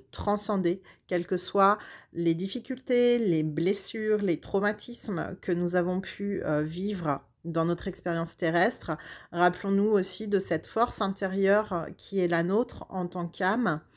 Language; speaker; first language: French; native; French